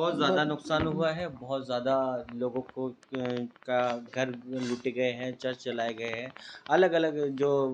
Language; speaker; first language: Hindi; native; Hindi